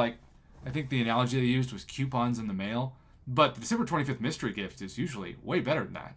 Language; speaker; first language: English; native; English